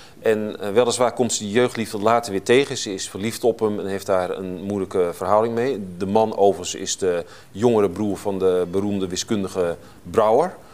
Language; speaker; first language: Dutch; native; Dutch